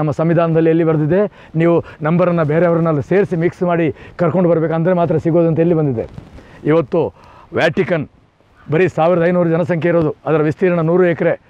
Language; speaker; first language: Kannada; non-native, local second language; Kodava